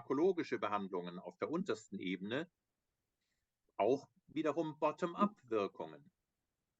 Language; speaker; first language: German; native; German